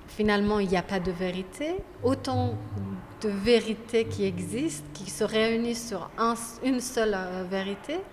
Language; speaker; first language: French; non-native, fluent; Persian